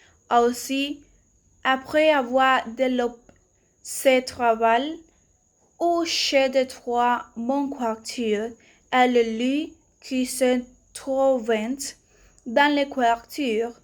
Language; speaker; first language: French; non-native, learner; Spanish